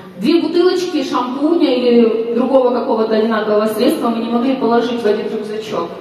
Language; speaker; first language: Russian; native; Russian